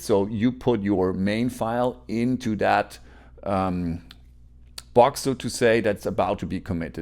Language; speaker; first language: English; non-native, fluent; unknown